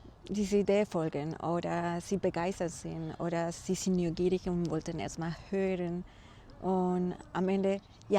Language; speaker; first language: German; non-native, fluent; Spanish